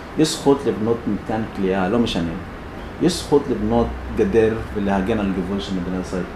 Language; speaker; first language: Hebrew; non-native, fluent; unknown